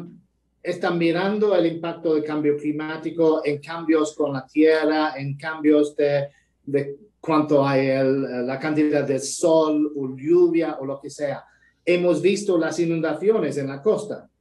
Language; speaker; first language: Spanish; non-native, fluent; English